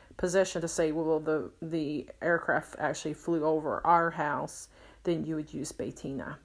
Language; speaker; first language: English; native; English